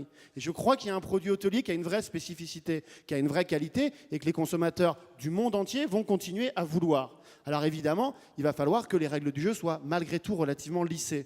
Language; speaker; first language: French; native; French